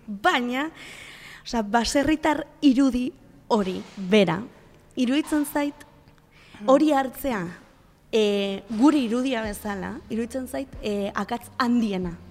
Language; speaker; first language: Basque; non-native, local second language; Spanish